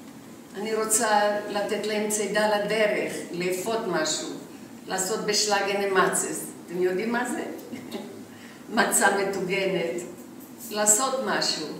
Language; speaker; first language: Hebrew; non-native, fluent; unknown